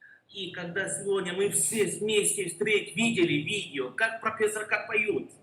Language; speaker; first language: Russian; non-native, learner; Korean